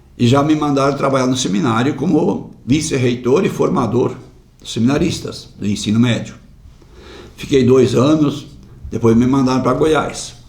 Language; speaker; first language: Portuguese; non-native, local second language; German